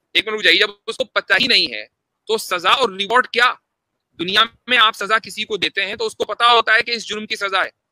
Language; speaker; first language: Hindi; native; Hindi